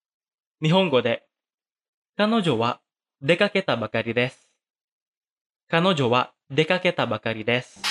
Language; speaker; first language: Japanese; non-native, fluent; Indonesian